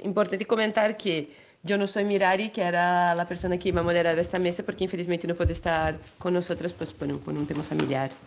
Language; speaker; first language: Spanish; non-native, fluent; Portuguese